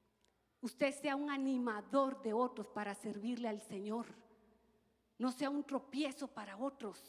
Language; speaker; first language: Spanish; native; Spanish